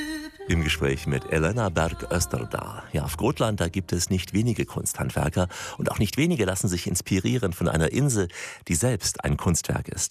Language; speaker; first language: German; native; German